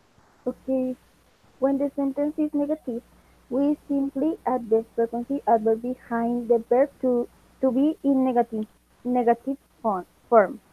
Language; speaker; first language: English; non-native, learner; Spanish